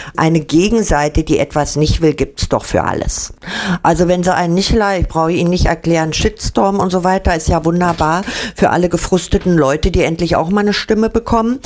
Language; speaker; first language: German; native; German